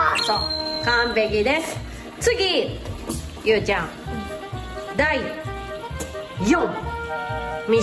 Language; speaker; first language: Japanese; native; Japanese